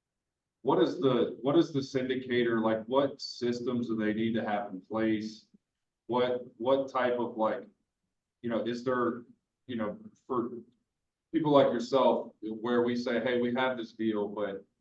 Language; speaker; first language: English; native; English